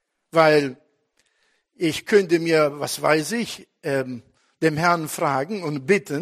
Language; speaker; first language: German; non-native, fluent; Italian